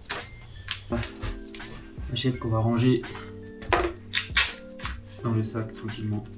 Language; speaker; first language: French; native; French